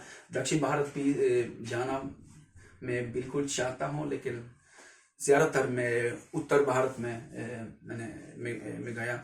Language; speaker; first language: Hindi; non-native, learner; Swedish